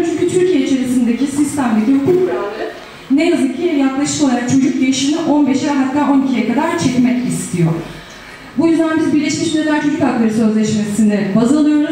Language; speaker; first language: Turkish; native; Turkish